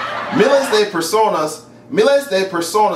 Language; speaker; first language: Spanish; non-native, learner; English